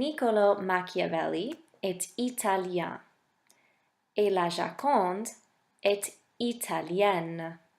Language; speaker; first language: French; non-native, fluent; English